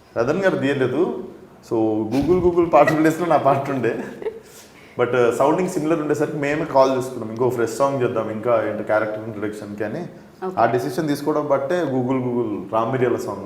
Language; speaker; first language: Telugu; native; Telugu